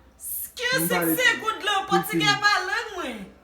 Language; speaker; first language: Portuguese; non-native, learner; Haitian Creole